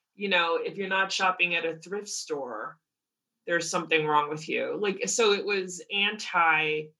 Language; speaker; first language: English; native; English